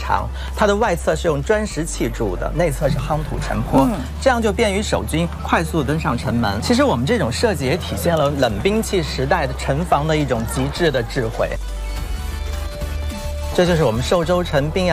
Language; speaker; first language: Chinese; native; Chinese